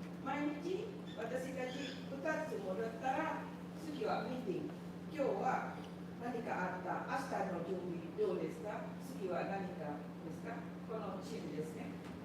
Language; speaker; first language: Japanese; non-native, learner; Indonesian